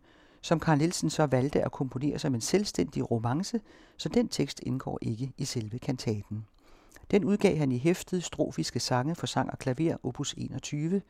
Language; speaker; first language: Danish; native; Danish